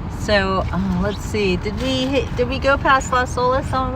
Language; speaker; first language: English; native; English